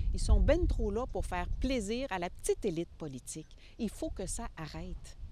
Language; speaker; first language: French; native; French